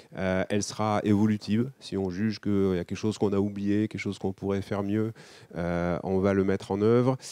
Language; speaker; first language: French; native; French